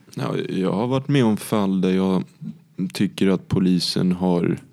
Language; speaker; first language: Swedish; early bilingual, other home language; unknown